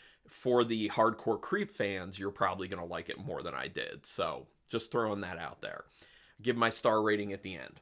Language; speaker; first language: English; native; English